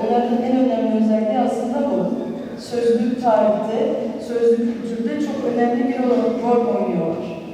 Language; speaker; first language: Turkish; non-native, local second language; Armenian